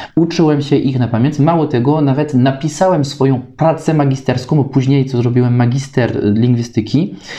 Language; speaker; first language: Polish; non-native, fluent; French